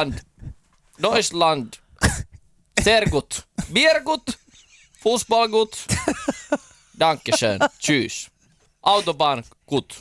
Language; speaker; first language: German; non-native, learner; Finnish